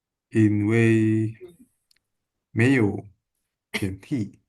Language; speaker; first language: Chinese; non-native, learner; Indonesian